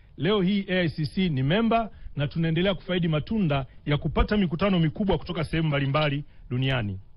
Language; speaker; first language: Swahili; native; Swahili